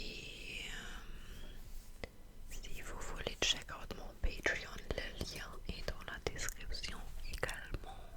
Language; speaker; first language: French; non-native, fluent; German